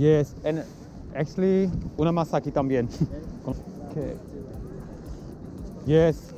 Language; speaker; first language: Spanish; non-native, learner; English